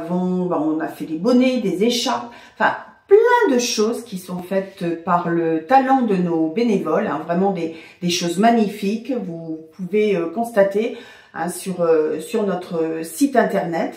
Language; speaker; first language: French; native; French